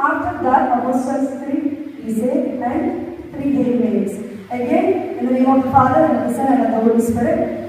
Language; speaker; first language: English; non-native, local second language; Telugu